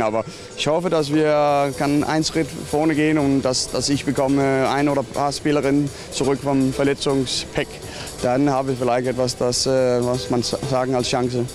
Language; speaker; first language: German; non-native, fluent; Danish